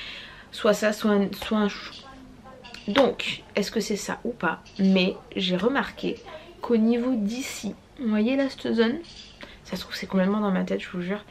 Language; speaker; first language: French; native; French